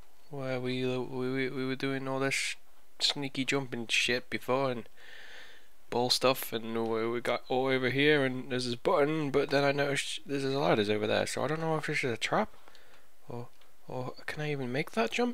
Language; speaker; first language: English; native; English